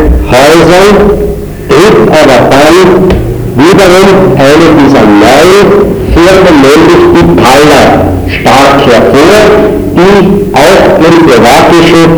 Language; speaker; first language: German; native; German